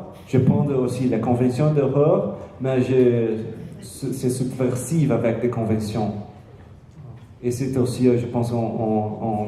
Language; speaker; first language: French; non-native, learner; Portuguese